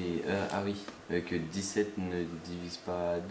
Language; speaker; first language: French; native; French